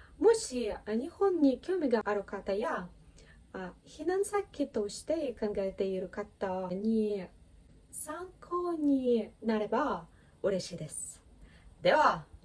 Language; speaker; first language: Japanese; non-native, fluent; Ukrainian